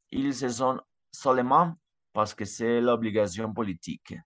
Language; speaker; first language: French; non-native, learner; Spanish